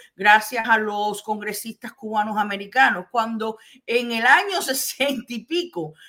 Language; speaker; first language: Spanish; early bilingual, heritage; Spanish